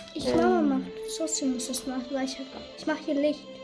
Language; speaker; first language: German; early bilingual, other home language; Amharic